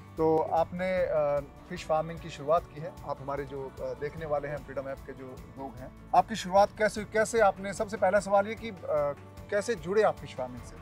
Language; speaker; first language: Hindi; native; Hindi